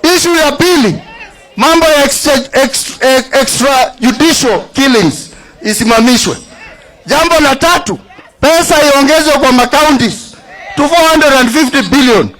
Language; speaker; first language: Swahili; native; Swahili